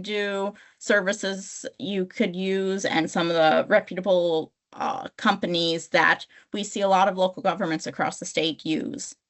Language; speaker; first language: English; native; English